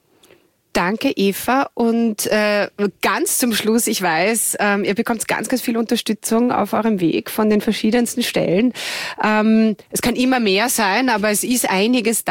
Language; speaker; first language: German; native; German